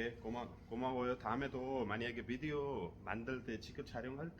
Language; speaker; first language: Korean; non-native, fluent; Urdu